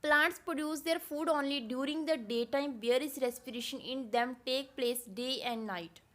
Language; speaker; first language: English; non-native, local second language; Punjabi